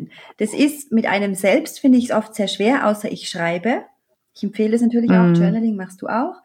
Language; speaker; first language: German; native; German